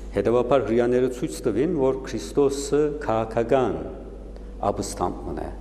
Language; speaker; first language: Armenian; early bilingual, heritage; Armenian